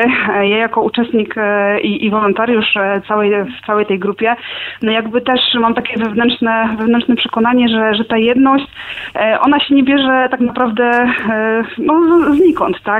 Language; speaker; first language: Polish; native; Polish